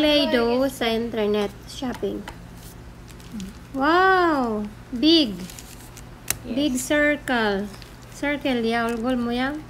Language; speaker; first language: Korean; non-native, learner; Filipino